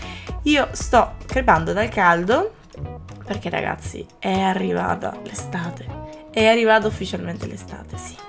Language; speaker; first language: Italian; native; Italian